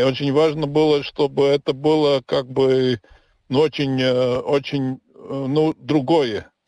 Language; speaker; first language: Russian; non-native, local second language; Latvian